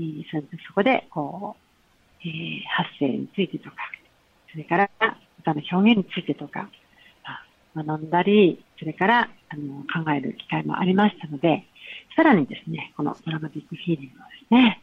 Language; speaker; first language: Japanese; native; Japanese